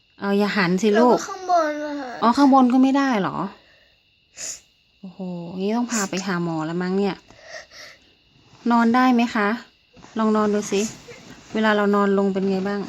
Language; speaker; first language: Thai; native; Thai